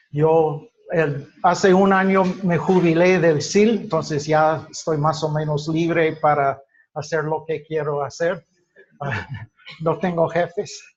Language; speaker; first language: Spanish; non-native, fluent; English